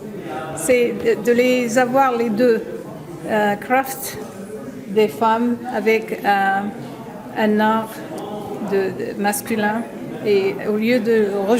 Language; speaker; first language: French; non-native, local second language; Arabic